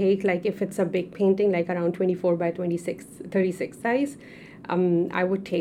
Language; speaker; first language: English; non-native, local second language; Urdu